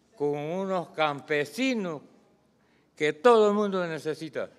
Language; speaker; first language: Spanish; native; Spanish